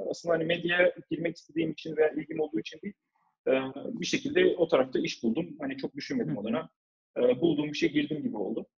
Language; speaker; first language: Turkish; early bilingual, heritage; Turkish